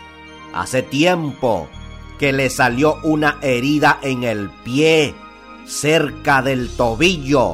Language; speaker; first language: Spanish; native; Spanish